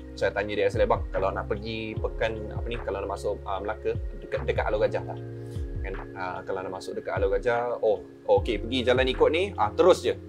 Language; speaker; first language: Malay; non-native, local second language; Tamil